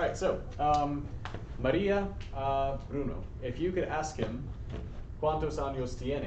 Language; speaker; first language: Spanish; non-native, fluent; English